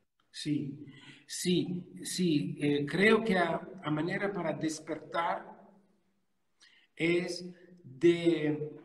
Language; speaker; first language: Portuguese; non-native, learner; Italian